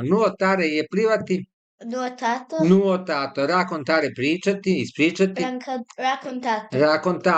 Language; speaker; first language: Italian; non-native, fluent; Serbian